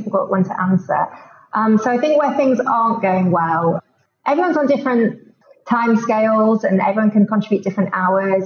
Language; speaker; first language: English; native; English